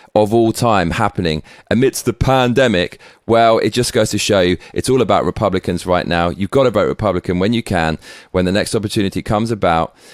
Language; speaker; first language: English; native; English